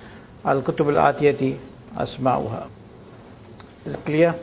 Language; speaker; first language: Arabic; non-native, fluent; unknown